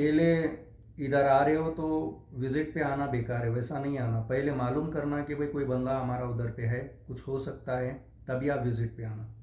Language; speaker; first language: Hindi; native; Hindi